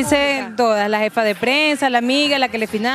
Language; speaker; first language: Spanish; native; Spanish